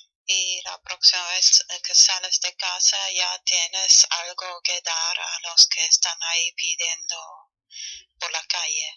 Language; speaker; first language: Spanish; non-native, fluent; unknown